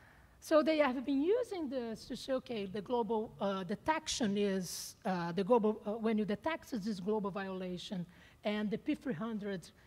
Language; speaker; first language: English; non-native, fluent; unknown